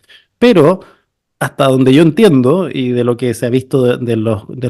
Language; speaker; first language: Spanish; native; Spanish